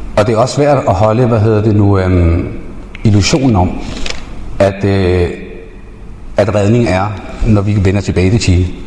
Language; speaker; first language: Danish; early bilingual, other home language; Spanish